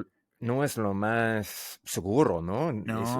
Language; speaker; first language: Spanish; non-native, learner; English